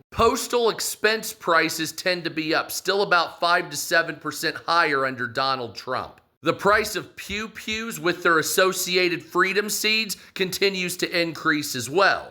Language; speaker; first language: English; native; English